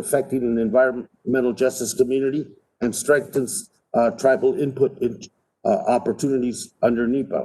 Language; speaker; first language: English; native; English